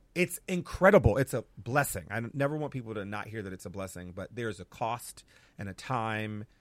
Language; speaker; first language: English; native; English